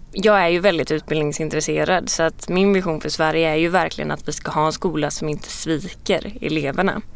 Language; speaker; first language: Swedish; native; Swedish